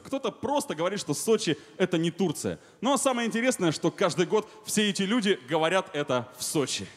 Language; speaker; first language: Russian; native; Russian